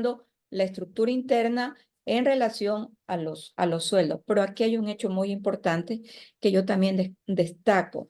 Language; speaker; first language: Spanish; native; Spanish